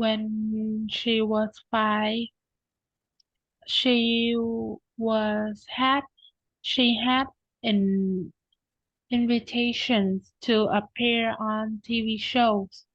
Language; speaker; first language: English; non-native, learner; Vietnamese